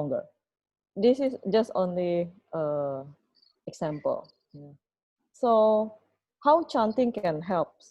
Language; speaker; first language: English; non-native, fluent; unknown